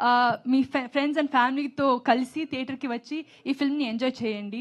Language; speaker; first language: Telugu; non-native, learner; Tamil